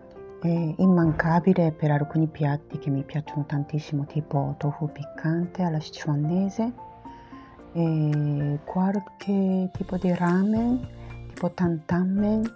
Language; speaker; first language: Italian; non-native, learner; Japanese